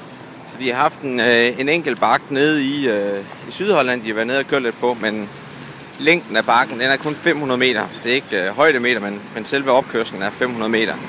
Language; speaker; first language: Danish; native; Danish